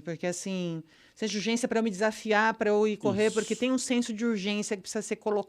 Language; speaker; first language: Portuguese; native; Portuguese